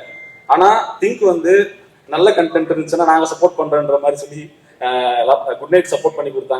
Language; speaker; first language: Tamil; native; Tamil